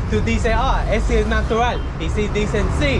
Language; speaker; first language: Spanish; non-native, learner; English